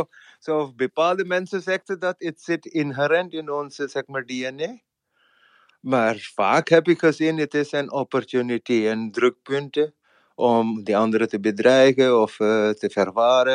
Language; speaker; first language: Dutch; non-native, fluent; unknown